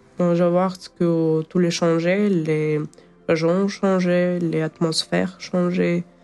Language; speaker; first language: French; non-native, learner; Ukrainian